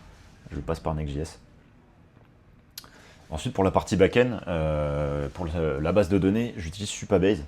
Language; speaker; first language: French; native; French